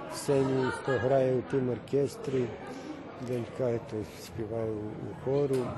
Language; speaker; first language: Ukrainian; early bilingual, heritage; Ukrainian